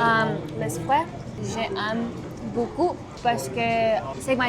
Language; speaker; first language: French; non-native, learner; English